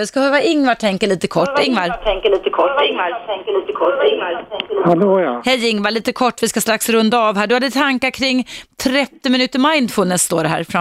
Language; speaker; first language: Swedish; native; Swedish